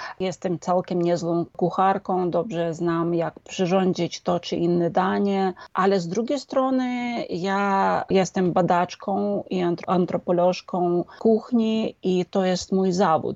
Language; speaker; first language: Polish; non-native, fluent; Ukrainian